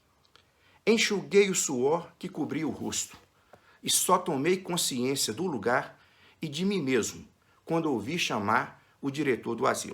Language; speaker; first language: Portuguese; native; Portuguese